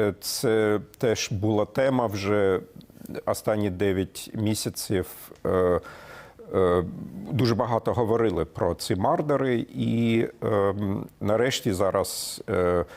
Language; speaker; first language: Ukrainian; non-native, fluent; German